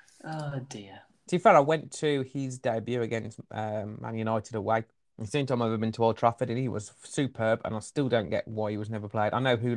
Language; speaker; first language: English; native; English